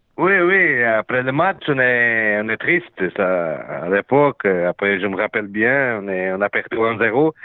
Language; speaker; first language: French; non-native, learner; Portuguese